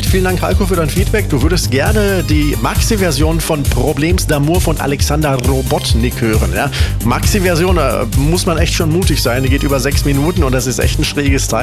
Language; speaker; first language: German; native; German